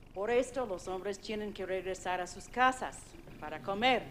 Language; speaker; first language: Spanish; non-native, fluent; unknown